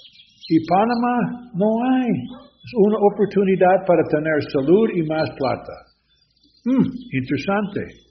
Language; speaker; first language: Spanish; non-native, learner; English